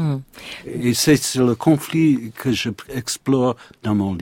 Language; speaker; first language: French; non-native, learner; English